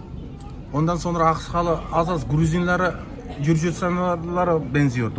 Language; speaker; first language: Turkish; non-native, learner; Kazakh